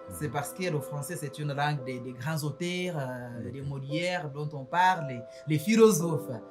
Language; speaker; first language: French; non-native, fluent; Nyankole